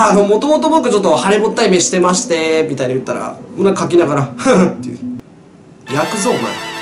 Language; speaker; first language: Japanese; native; Japanese